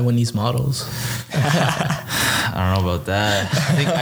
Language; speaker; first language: English; early bilingual, other home language; Chinese